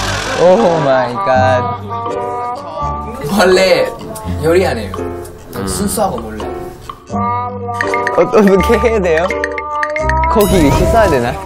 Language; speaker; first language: Korean; non-native, learner; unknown